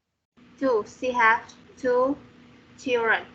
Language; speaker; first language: English; non-native, learner; Vietnamese